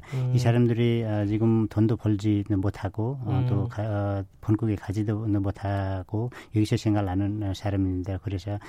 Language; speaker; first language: Korean; non-native, fluent; Nepali